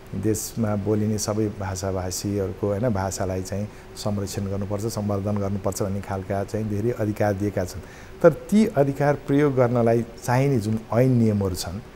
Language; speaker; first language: Nepali; non-native, local second language; Newari